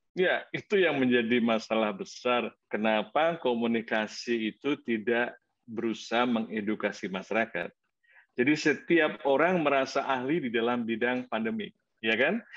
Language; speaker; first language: Indonesian; native; Indonesian